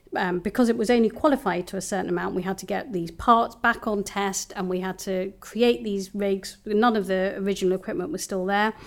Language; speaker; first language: English; native; English